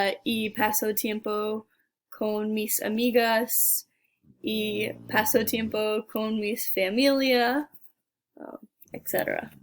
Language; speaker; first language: Spanish; non-native, learner; English